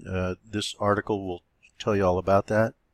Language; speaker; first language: English; native; English